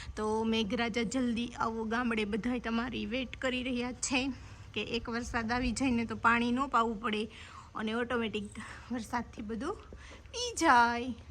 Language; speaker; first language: Gujarati; native; Gujarati